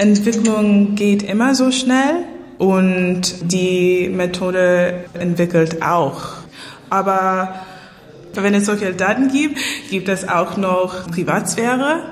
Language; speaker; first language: German; non-native, fluent; English